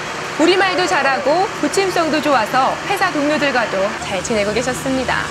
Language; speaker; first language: Korean; native; Korean